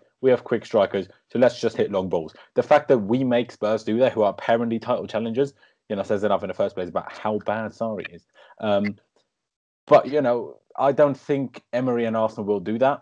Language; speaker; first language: English; native; English